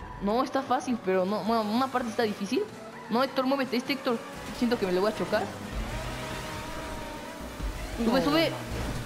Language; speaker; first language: Spanish; native; Spanish